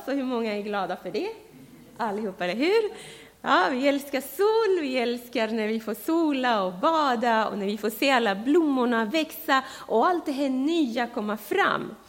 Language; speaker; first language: Swedish; non-native, fluent; Spanish